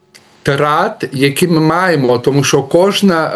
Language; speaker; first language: Ukrainian; non-native, learner; Lithuanian